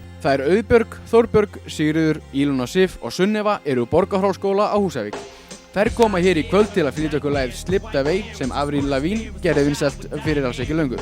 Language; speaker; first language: Icelandic; native; Icelandic